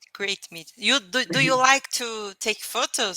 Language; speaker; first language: English; non-native, learner; Portuguese